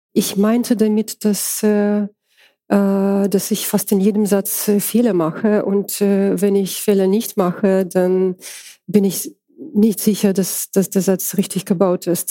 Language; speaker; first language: German; non-native, fluent; Russian